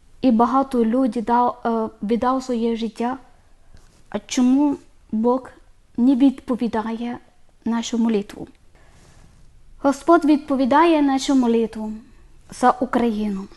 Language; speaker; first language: Ukrainian; non-native, learner; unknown